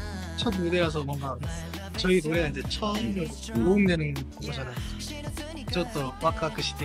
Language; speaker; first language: Korean; non-native, fluent; Japanese